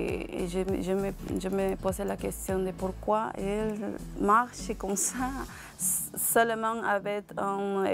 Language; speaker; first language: French; non-native, learner; Spanish